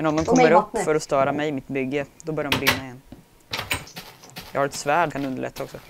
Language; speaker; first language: Swedish; native; Swedish